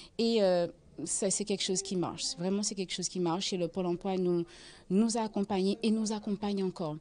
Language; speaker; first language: French; native; French